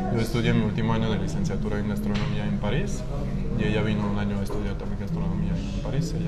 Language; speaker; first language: Spanish; non-native, fluent; French